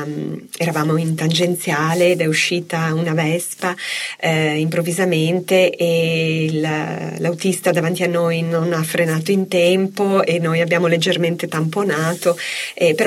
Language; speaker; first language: Italian; native; Italian